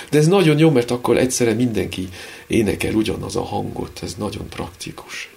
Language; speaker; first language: Hungarian; early bilingual, heritage; Hungarian